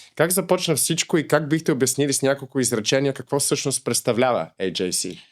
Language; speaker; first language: Bulgarian; native; Bulgarian